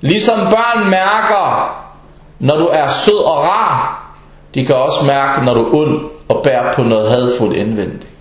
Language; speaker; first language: Danish; non-native, local second language; Arabic